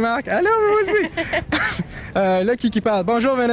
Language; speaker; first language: French; native; French